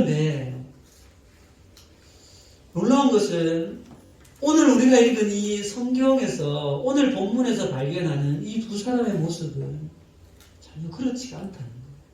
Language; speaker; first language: Korean; native; Korean